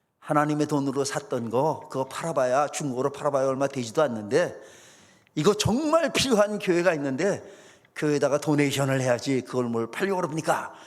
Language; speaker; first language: Korean; native; Korean